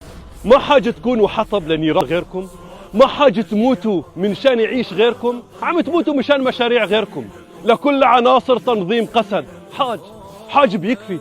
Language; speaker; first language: Arabic; native; Arabic